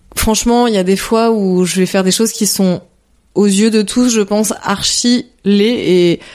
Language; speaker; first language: French; native; French